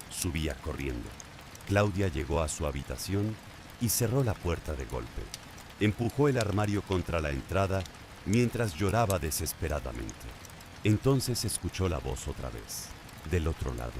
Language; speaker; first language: Spanish; native; Spanish